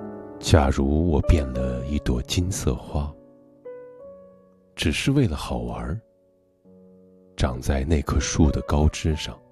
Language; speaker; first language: Chinese; native; Chinese